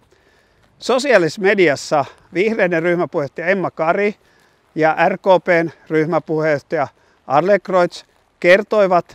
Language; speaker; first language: Finnish; native; Finnish